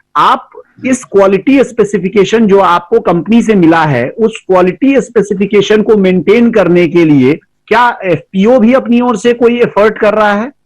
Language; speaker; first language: Hindi; native; Hindi